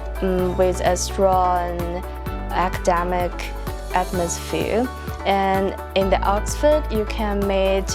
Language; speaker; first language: English; non-native, fluent; Chinese